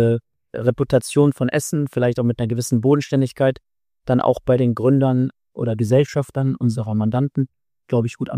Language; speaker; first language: German; native; German